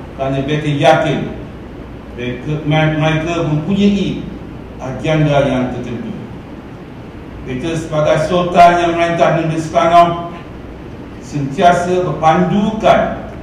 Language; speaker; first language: Malay; native; Malay